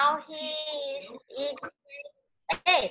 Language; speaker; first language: English; non-native, learner; Vietnamese